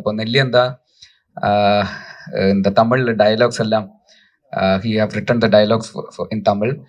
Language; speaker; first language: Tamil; non-native, local second language; Malayalam